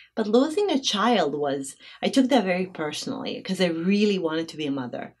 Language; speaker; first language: English; non-native, fluent; Bosnian